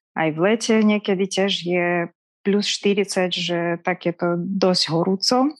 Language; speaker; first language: Slovak; non-native, fluent; Kazakh